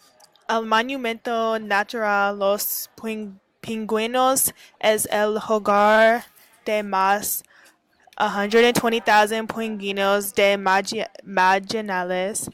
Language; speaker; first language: Spanish; non-native, learner; English